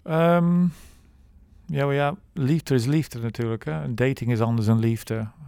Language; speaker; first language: Dutch; non-native, fluent; English